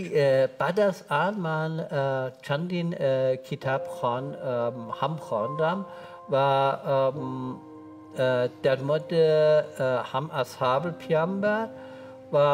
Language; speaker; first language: Persian; non-native, learner; German